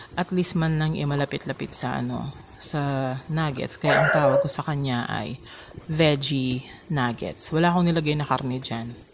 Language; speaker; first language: Filipino; non-native, local second language; Pampanga